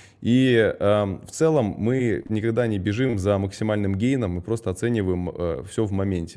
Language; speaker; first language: Russian; early bilingual, heritage; Russian